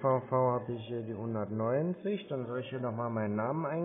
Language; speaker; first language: German; native; German